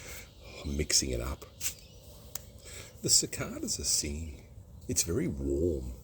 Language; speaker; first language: English; native; English